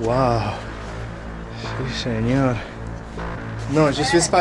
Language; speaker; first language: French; non-native, learner; Spanish